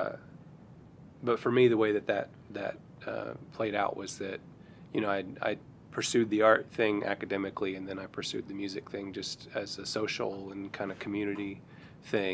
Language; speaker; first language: English; native; English